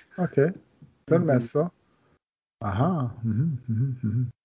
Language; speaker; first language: Italian; non-native, learner; German